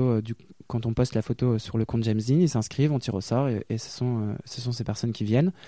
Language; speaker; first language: French; native; French